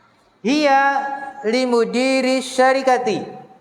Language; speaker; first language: Arabic; non-native, fluent; Indonesian